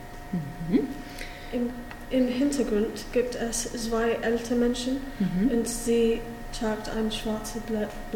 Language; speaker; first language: German; non-native, learner; English